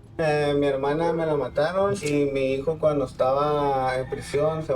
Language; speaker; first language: Spanish; native; Spanish